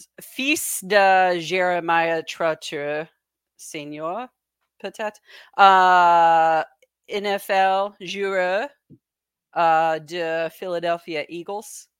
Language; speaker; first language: French; non-native, learner; English